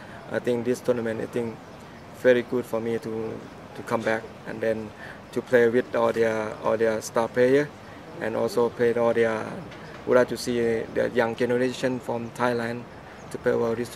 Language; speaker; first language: English; non-native, learner; Thai